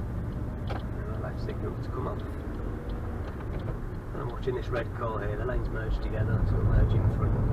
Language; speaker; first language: English; native; English